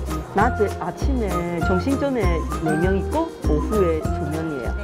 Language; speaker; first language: Korean; non-native, learner; Chinese